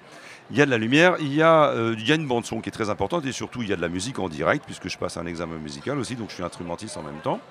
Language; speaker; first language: French; native; French